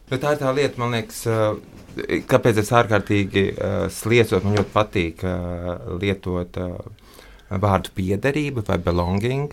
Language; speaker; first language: Latvian; non-native, local second language; Russian